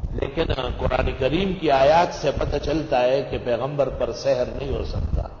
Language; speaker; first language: Urdu; non-native, local second language; Pashto